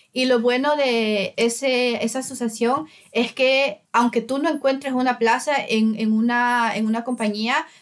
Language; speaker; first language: Spanish; native; Spanish